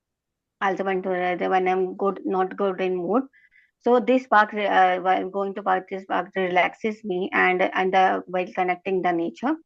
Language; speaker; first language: English; non-native, learner; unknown